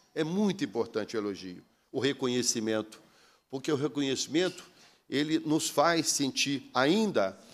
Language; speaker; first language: Portuguese; native; Portuguese